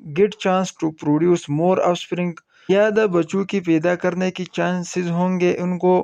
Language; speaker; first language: Urdu; non-native, local second language; Pashto